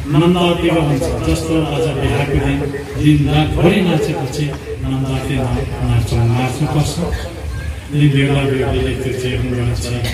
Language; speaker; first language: Nepali; non-native, local second language; Limbu